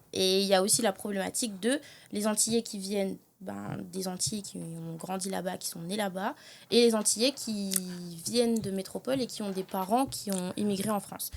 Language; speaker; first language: French; native; French